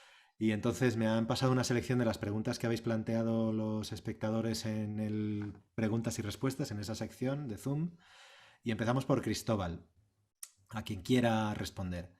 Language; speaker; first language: Spanish; native; Spanish